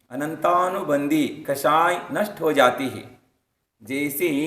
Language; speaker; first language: Hindi; non-native, local second language; Kannada